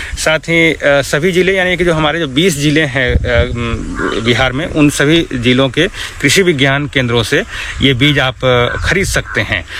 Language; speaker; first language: Hindi; native; Hindi